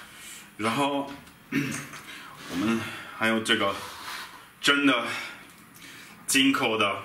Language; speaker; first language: Chinese; non-native, fluent; German